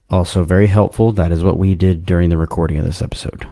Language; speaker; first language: English; native; English